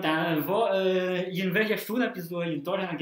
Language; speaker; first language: German; non-native, fluent; Chinese